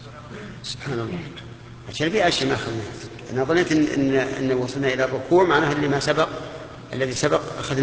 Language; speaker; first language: Arabic; native; Arabic